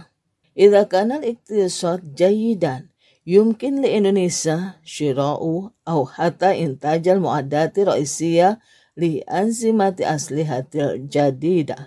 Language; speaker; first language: Arabic; non-native, learner; Indonesian